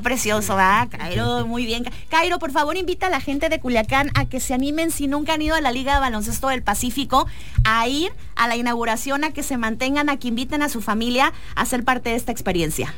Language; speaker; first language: Spanish; native; Spanish